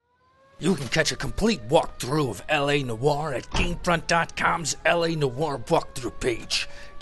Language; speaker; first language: English; native; English